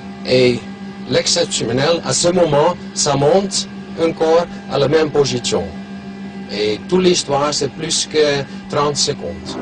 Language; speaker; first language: French; non-native, local second language; German